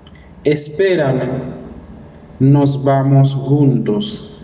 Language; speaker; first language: Spanish; non-native, learner; Haitian Creole